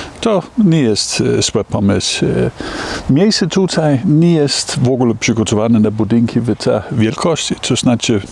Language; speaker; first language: Polish; non-native, learner; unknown